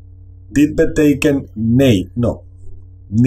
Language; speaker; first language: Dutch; non-native, learner; Spanish